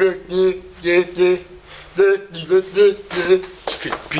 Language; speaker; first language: French; native; French